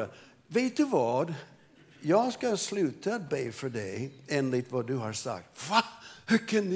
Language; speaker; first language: Swedish; non-native, fluent; English